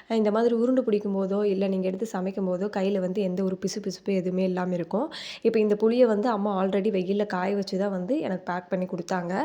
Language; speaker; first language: Tamil; native; Tamil